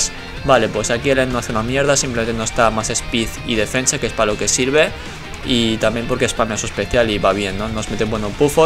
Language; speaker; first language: Spanish; native; Spanish